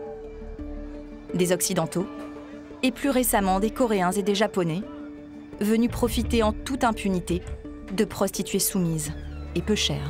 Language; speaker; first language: French; native; French